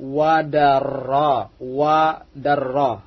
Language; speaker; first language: Arabic; non-native, fluent; Indonesian